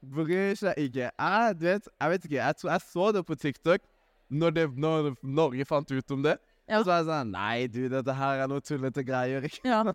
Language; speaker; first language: Norwegian; native; Norwegian